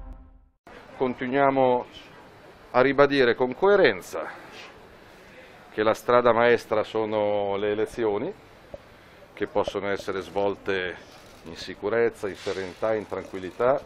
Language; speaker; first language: Italian; native; Italian